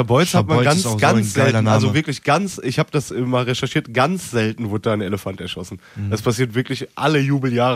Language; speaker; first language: German; native; German